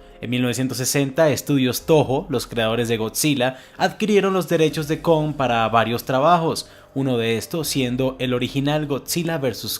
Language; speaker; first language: Spanish; native; Spanish